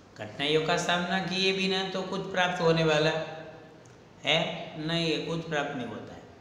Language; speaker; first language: Hindi; non-native, local second language; Gujarati